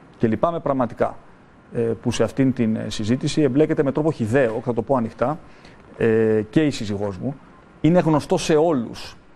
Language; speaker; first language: Greek; native; Greek